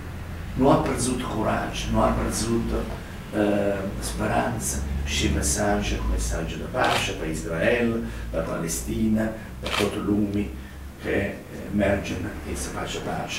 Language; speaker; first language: Romanian; non-native, learner; Italian